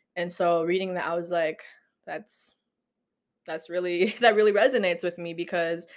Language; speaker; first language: English; non-native, local second language; Filipino